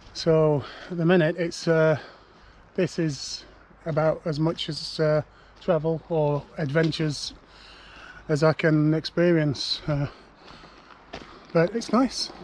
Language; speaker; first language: English; native; English